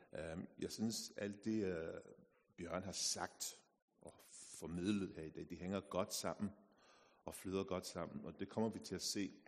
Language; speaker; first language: Danish; non-native, fluent; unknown